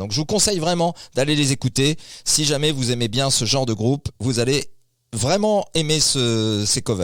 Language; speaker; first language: French; native; French